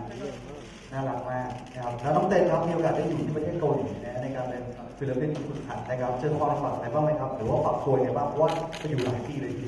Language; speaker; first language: Thai; native; Thai